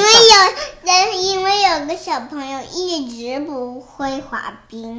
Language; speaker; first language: Chinese; early bilingual, heritage; Chinese